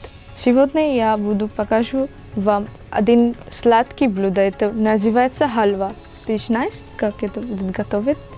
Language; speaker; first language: Russian; non-native, learner; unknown